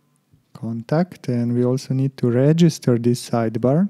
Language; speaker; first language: English; non-native, fluent; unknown